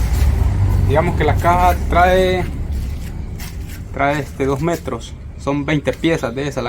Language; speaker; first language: Spanish; native; Spanish